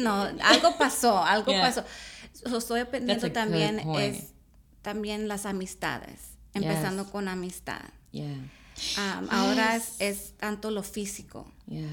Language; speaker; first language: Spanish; early bilingual, heritage; Spanish